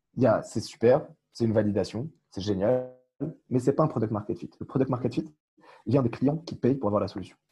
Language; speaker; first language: French; non-native, local second language; Arabic